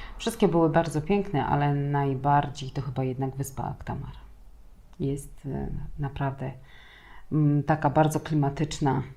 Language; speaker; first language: Polish; native; Polish